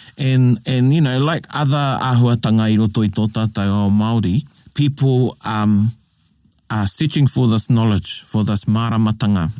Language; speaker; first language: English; native; English